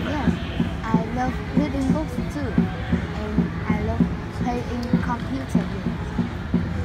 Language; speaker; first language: English; non-native, learner; Vietnamese